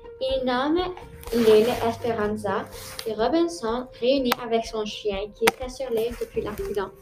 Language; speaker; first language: French; non-native, local second language; English